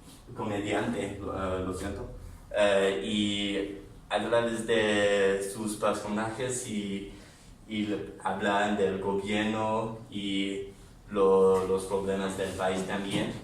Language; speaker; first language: Spanish; non-native, learner; English